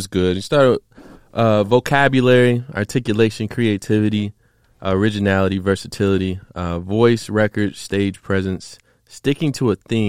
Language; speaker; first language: English; native; English